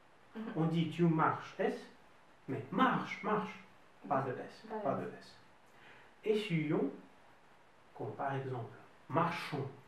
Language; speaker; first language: French; non-native, fluent; Russian